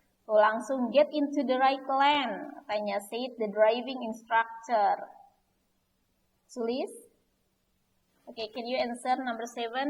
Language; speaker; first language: English; non-native, learner; Indonesian